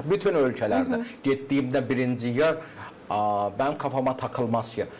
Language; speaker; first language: Azerbaijani; native; Azerbaijani